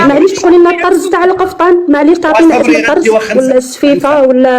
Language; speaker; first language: Arabic; native; Arabic